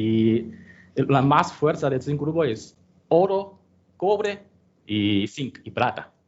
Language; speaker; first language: Spanish; non-native, learner; Chinese